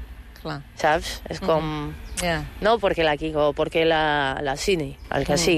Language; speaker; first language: Catalan; non-native, fluent; Portuguese